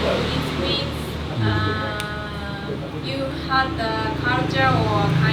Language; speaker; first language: English; non-native, learner; Japanese